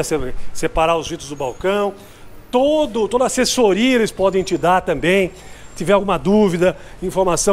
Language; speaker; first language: Portuguese; native; Portuguese